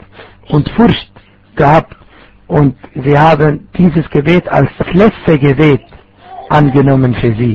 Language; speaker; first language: German; non-native, fluent; Arabic